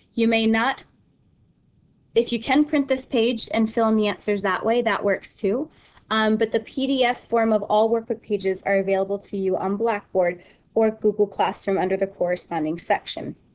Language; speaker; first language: English; native; English